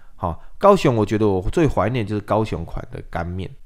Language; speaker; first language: Chinese; non-native, local second language; Min Nan Chinese